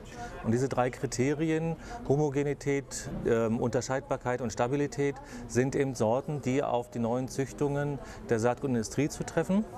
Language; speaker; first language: German; native; German